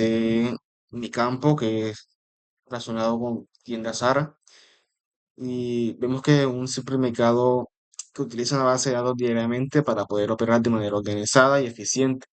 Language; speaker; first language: Spanish; native; Spanish